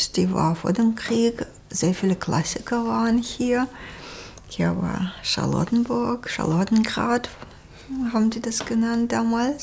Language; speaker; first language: German; non-native, fluent; Russian